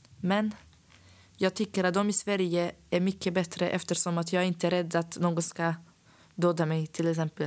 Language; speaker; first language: Swedish; non-native, fluent; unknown